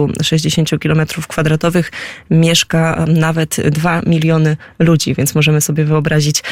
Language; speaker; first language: Polish; native; Polish